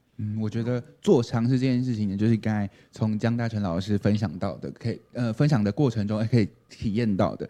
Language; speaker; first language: Chinese; native; Chinese